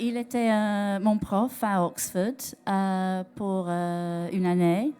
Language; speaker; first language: French; non-native, learner; English